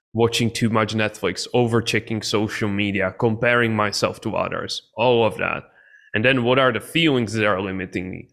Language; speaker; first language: English; non-native, fluent; Czech